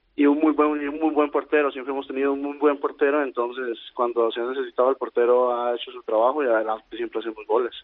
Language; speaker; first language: Spanish; native; Spanish